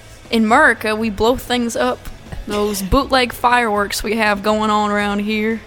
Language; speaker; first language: English; early bilingual, other home language; Russian